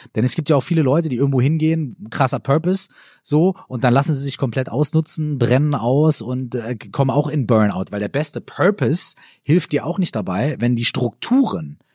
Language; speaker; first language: German; native; German